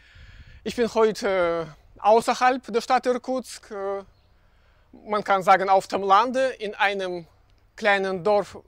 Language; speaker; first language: German; non-native, fluent; Russian